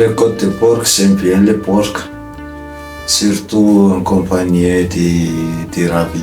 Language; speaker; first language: French; non-native, local second language; Malagasy